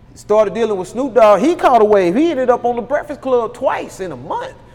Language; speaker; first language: English; native; English